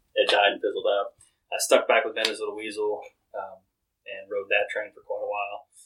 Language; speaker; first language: English; native; English